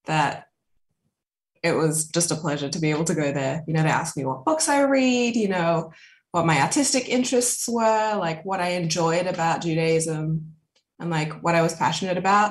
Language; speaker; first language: English; native; English